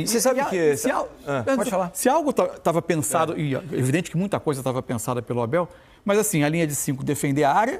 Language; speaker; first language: Portuguese; native; Portuguese